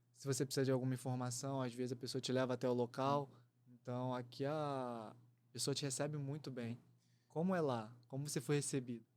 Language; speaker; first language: Portuguese; native; Portuguese